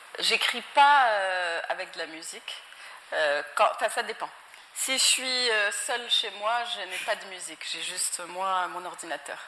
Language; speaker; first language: French; non-native, local second language; Arabic